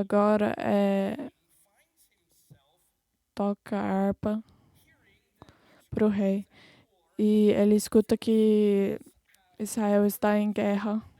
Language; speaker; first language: Portuguese; non-native, fluent; English